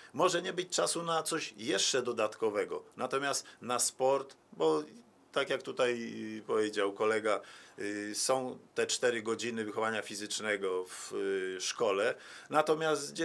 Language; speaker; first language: Polish; native; Polish